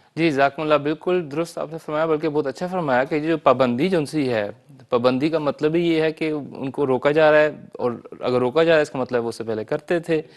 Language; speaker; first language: Urdu; native; Urdu